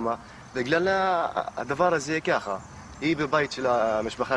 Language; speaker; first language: Hebrew; non-native, local second language; Arabic